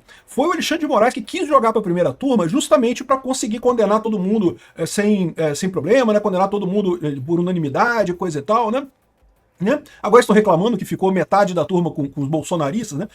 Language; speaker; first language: Portuguese; native; Portuguese